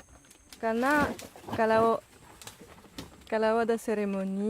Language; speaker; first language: Indonesian; non-native, learner; French